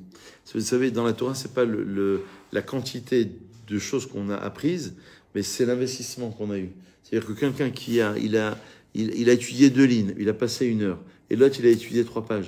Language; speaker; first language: French; native; French